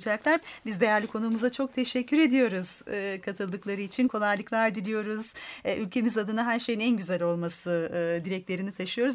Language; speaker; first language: Turkish; native; Turkish